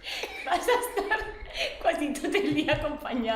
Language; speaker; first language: Catalan; non-native, local second language; Spanish